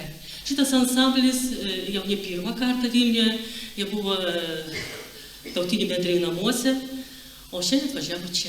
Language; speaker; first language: Lithuanian; non-native, local second language; Russian